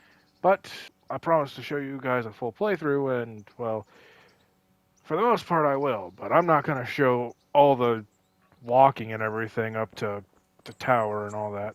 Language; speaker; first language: English; native; English